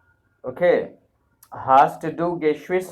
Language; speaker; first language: German; non-native, learner; Urdu